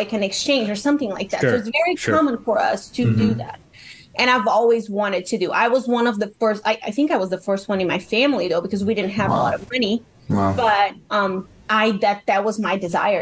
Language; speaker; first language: English; non-native, fluent; Portuguese